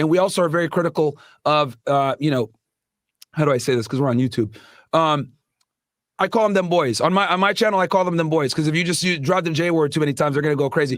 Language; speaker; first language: English; native; English